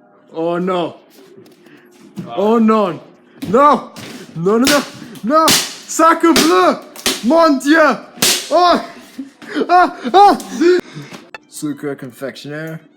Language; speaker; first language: French; non-native, learner; English